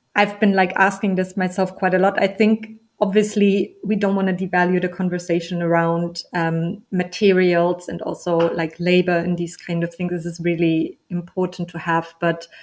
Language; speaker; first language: English; non-native, fluent; German